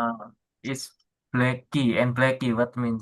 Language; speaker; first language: English; non-native, learner; Indonesian